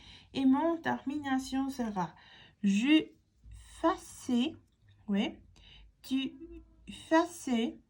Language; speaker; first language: French; non-native, fluent; Spanish